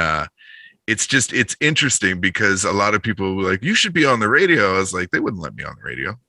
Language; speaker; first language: English; native; English